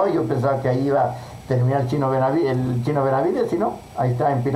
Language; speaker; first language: Spanish; native; Spanish